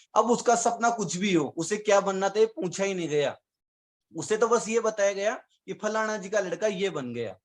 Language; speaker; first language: Hindi; native; Hindi